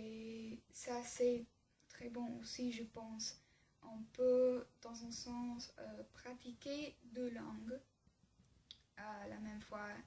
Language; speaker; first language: French; non-native, learner; English